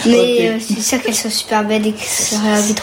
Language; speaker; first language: French; early bilingual, heritage; French